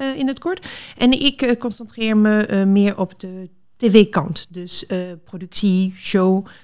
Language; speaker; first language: Dutch; non-native, fluent; French